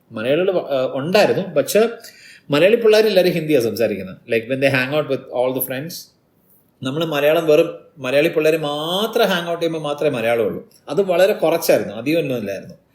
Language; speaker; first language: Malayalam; early bilingual, heritage; Malayalam